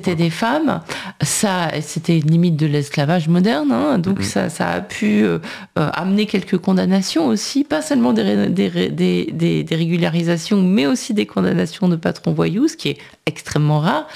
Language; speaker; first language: French; native; French